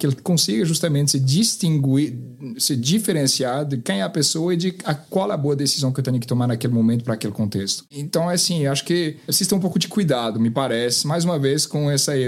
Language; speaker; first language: Portuguese; non-native, fluent; French